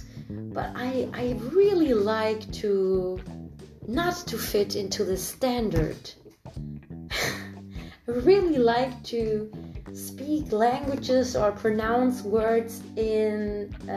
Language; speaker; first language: English; non-native, fluent; German